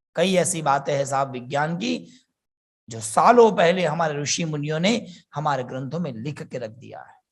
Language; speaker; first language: Hindi; non-native, local second language; Gujarati